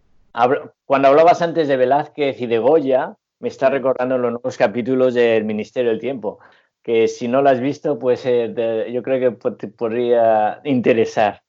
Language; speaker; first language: Spanish; native; Spanish